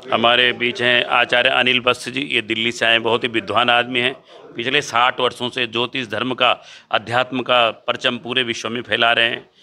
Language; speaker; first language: Hindi; native; Hindi